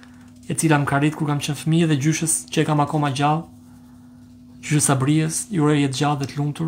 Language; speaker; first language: Albanian; native; Albanian